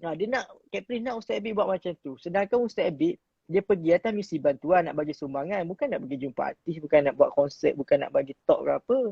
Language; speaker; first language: Malay; native; Malay